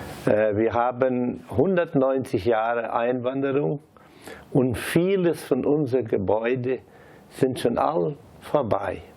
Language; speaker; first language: German; early bilingual, heritage; German